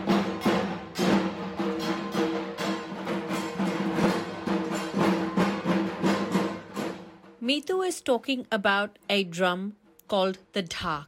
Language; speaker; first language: English; non-native, local second language; Bangla